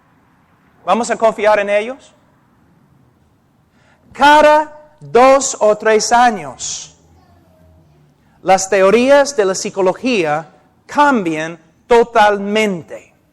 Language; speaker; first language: Spanish; non-native, fluent; English